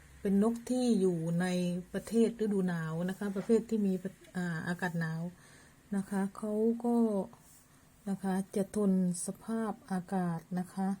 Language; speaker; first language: Thai; native; Thai